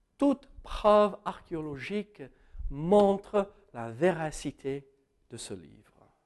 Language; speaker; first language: French; non-native, fluent; English